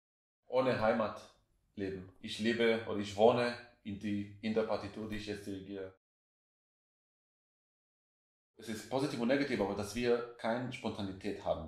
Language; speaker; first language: German; non-native, fluent; Hebrew